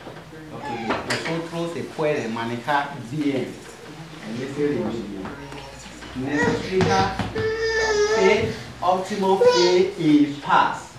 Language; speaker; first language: Spanish; non-native, learner; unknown